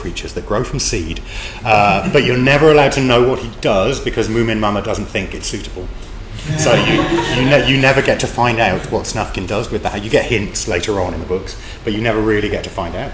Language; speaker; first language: English; native; English